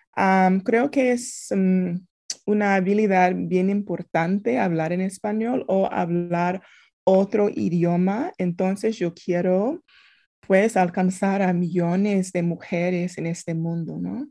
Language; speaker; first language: Spanish; non-native, fluent; English